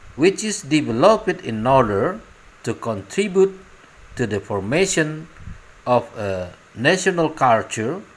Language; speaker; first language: English; non-native, fluent; Indonesian